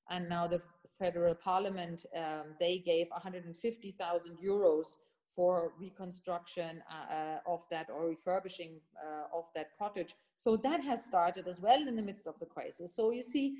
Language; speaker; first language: English; non-native, fluent; German